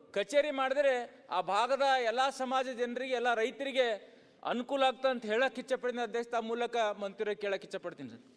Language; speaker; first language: Kannada; native; Kannada